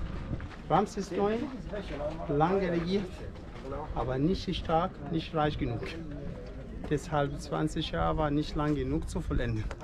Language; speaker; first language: German; non-native, fluent; Arabic